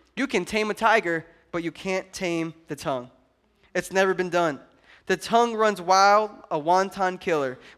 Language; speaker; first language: English; native; English